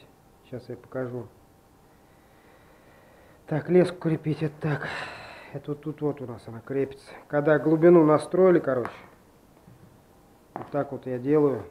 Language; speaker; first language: Russian; native; Russian